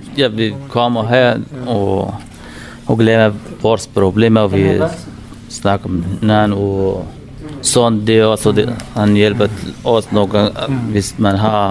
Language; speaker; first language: Danish; non-native, learner; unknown